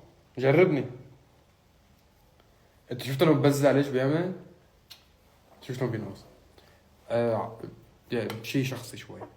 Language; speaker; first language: Arabic; native; Arabic